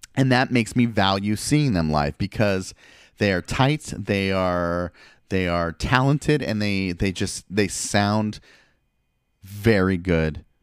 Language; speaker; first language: English; early bilingual, other home language; Spanish